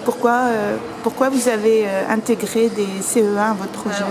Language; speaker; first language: French; native; French